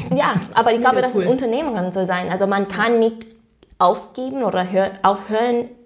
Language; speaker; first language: German; non-native, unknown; English